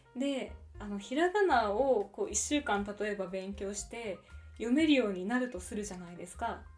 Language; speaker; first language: Japanese; native; Japanese